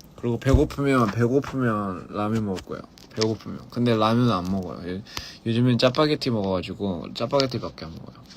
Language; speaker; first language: Korean; early bilingual, other home language; English